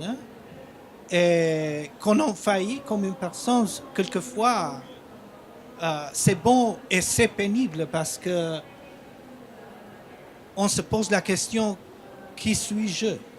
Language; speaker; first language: French; non-native, fluent; Albanian